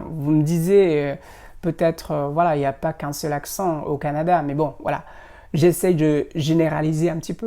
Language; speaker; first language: French; non-native, fluent; Indonesian